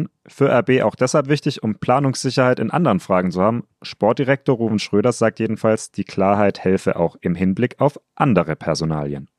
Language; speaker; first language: German; native; German